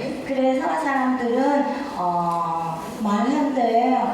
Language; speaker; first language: Korean; non-native, learner; Vietnamese